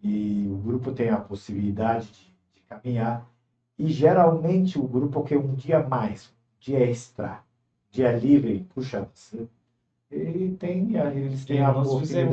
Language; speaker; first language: Portuguese; non-native, fluent; Turkish